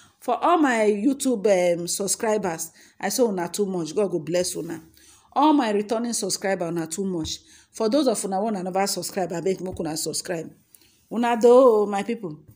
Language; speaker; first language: Nigerian Pidgin; non-native, local second language; Yoruba